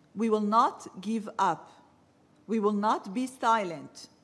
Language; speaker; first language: English; early bilingual, other home language; Arabic